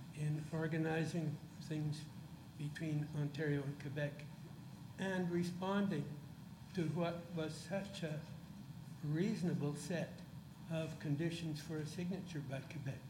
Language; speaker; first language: English; native; English